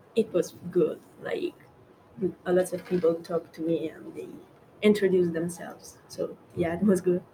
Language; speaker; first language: English; non-native, fluent; Italian